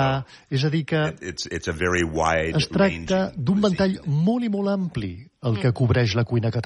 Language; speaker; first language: Catalan; non-native, fluent; English